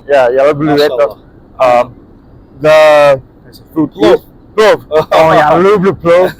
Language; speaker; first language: Russian; non-native, learner; English